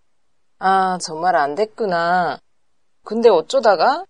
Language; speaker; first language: Korean; non-native, fluent; Japanese